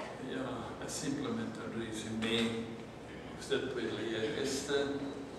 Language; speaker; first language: Spanish; non-native, learner; Dutch